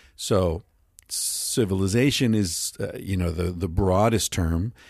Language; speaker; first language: English; native; English